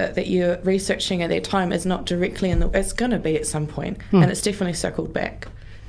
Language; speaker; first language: English; native; English